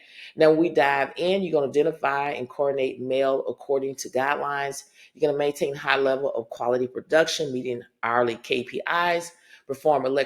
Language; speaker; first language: English; native; English